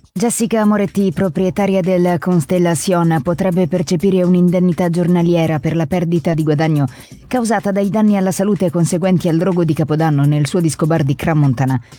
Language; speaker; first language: Italian; native; Italian